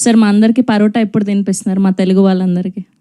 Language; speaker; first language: Telugu; native; Telugu